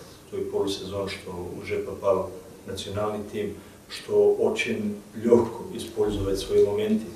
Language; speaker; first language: Russian; non-native, learner; Serbian